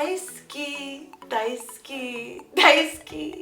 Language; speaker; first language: Japanese; non-native, learner; English